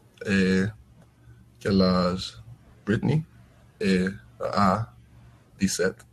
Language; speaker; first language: French; non-native, learner; English